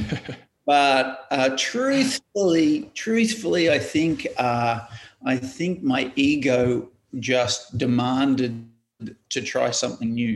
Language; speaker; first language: English; native; English